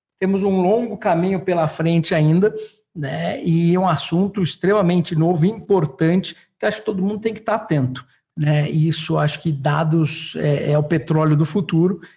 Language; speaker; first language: Portuguese; native; Portuguese